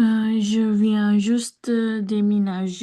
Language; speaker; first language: French; non-native, learner; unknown